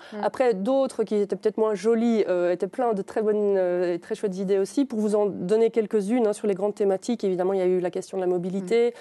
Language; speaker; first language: French; native; French